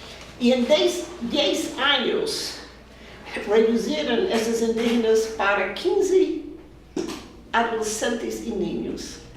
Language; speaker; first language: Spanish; non-native, fluent; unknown